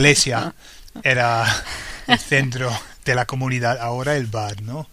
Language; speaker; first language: Spanish; non-native, fluent; English